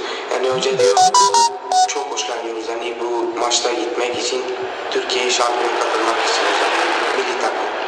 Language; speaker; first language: Turkish; non-native, learner; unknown